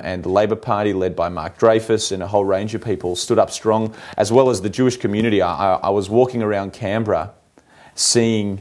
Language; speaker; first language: English; native; English